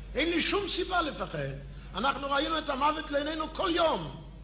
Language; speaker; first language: Hebrew; non-native, fluent; Yiddish